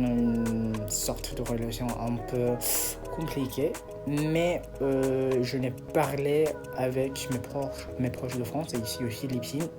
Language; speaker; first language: French; non-native, fluent; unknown